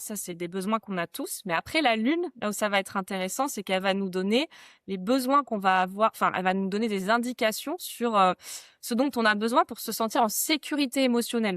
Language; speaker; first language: French; native; French